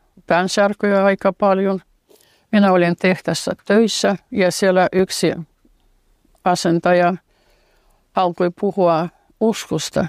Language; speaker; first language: Finnish; non-native, fluent; Russian